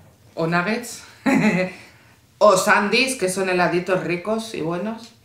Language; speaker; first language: Spanish; native; Spanish